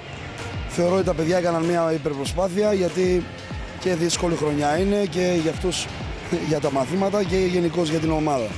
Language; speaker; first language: Greek; native; Greek